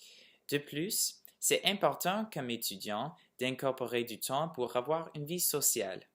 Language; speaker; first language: French; non-native, local second language; English